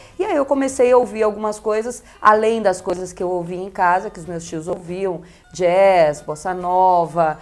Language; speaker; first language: Portuguese; early bilingual, other home language; Spanish